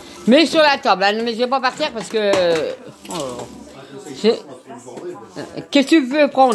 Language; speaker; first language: French; native; French